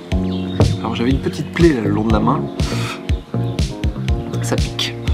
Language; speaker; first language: French; native; French